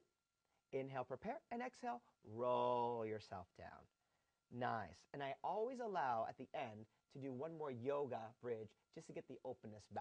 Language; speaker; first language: English; native; English